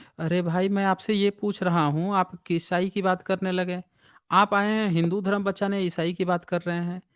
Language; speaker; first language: Hindi; native; Hindi